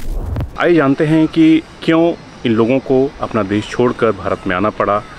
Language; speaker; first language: Hindi; native; Hindi